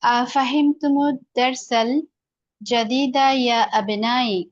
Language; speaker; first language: Arabic; non-native, learner; Bangla